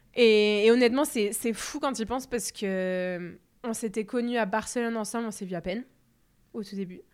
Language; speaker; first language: French; native; French